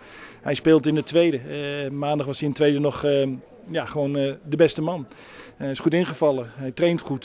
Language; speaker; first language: Dutch; native; Dutch